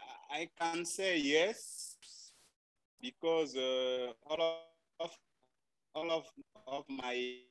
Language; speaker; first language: English; non-native, learner; French